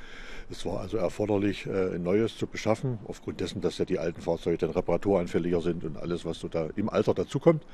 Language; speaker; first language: German; native; German